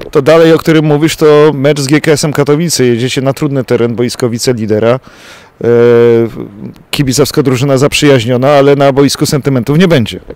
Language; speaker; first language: Polish; native; Polish